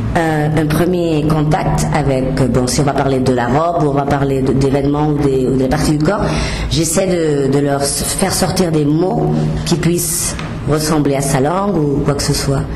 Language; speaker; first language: French; non-native, fluent; Spanish